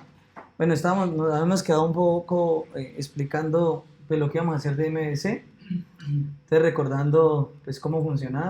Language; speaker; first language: Spanish; native; Spanish